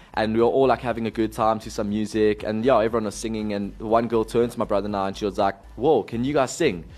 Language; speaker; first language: English; native; English